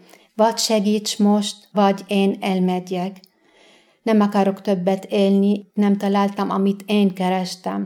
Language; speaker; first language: Hungarian; non-native, fluent; Arabic